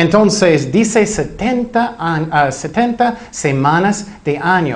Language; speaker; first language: Spanish; non-native, fluent; English